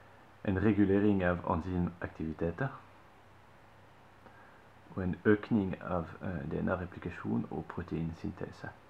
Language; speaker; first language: Norwegian; non-native, fluent; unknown